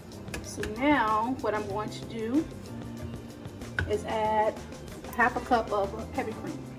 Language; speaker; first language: English; native; English